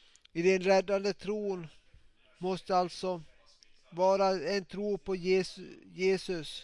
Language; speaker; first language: Swedish; non-native, local second language; Finnish